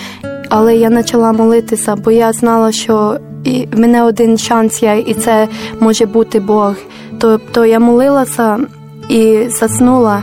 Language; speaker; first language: Ukrainian; non-native, learner; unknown